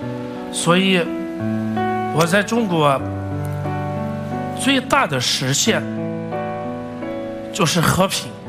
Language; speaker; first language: Chinese; non-native, fluent; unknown